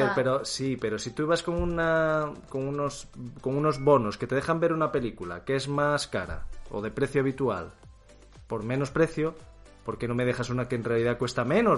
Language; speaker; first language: Spanish; native; Spanish